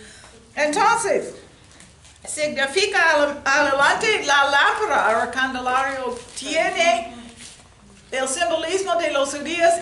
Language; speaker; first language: Spanish; non-native, learner; English